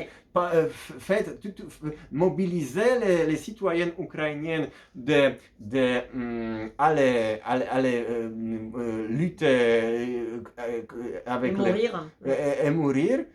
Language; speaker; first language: French; non-native, fluent; Polish